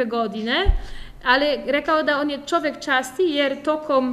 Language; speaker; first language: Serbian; non-native, fluent; Polish